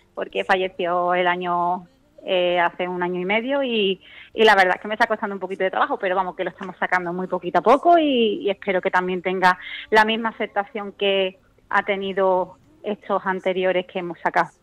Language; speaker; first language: Spanish; native; Spanish